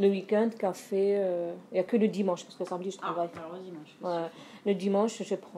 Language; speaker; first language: French; non-native, learner; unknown